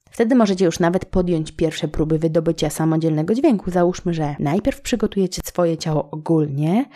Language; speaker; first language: Polish; native; Polish